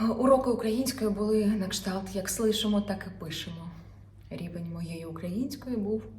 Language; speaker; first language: Ukrainian; non-native, local second language; Russian